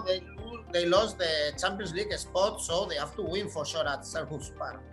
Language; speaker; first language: English; non-native, fluent; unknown